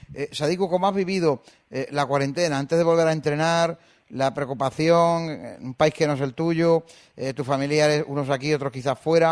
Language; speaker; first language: Spanish; native; Spanish